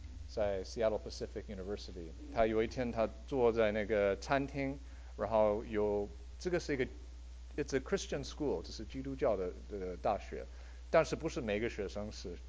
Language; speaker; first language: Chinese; early bilingual, heritage; Chinese